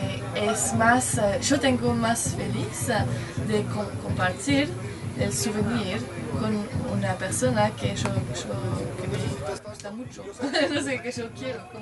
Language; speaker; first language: Spanish; non-native, learner; French